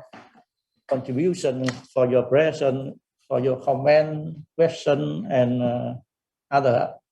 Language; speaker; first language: English; non-native, fluent; Vietnamese